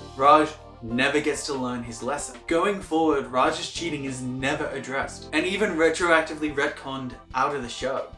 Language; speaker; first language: English; native; English